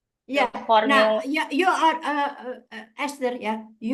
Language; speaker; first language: English; non-native, fluent; Indonesian